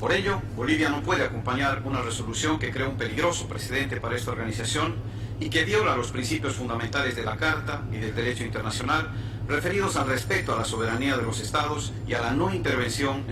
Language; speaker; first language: Spanish; native; Spanish